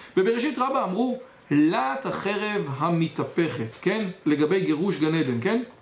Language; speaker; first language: Hebrew; native; Hebrew